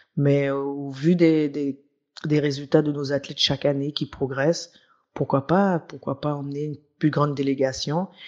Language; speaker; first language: French; native; French